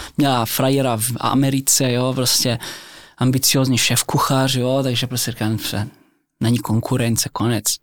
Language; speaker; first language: Czech; early bilingual, heritage; Czech